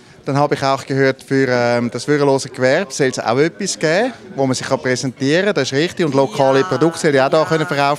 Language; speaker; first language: German; native; German